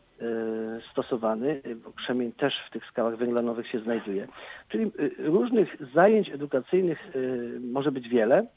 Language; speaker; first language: Polish; native; Polish